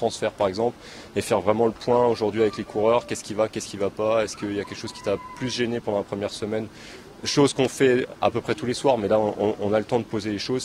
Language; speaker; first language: French; native; French